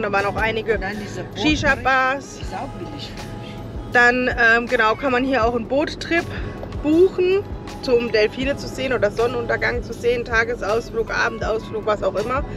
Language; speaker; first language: German; native; German